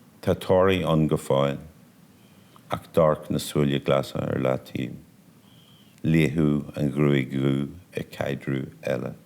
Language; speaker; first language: Irish; non-native, local second language; English